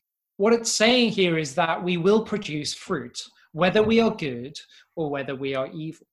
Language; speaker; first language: English; native; English